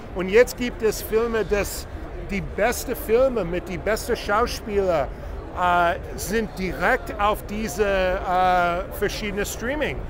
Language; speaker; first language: German; non-native, fluent; English